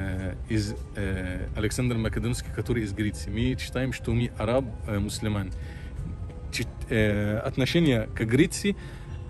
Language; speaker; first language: Russian; non-native, local second language; Arabic